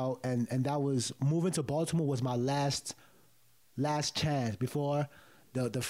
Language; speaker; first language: English; early bilingual, other home language; Yoruba